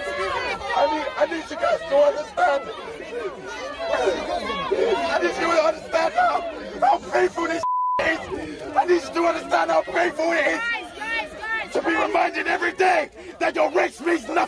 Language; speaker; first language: English; native; English